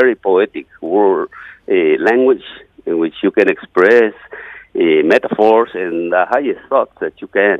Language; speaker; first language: English; non-native, fluent; Yucateco